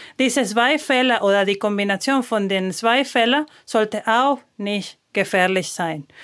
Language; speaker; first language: German; non-native, fluent; Spanish